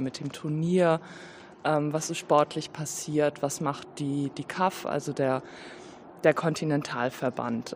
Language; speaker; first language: German; native; German